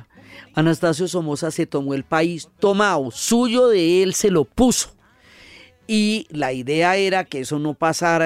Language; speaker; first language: Spanish; native; Spanish